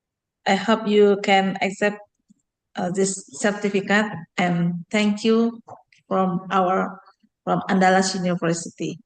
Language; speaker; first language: English; non-native, fluent; Indonesian